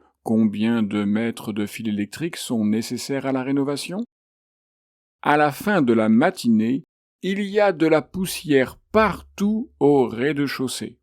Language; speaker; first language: French; native; French